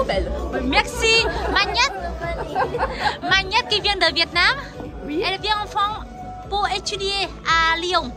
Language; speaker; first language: French; non-native, fluent; Vietnamese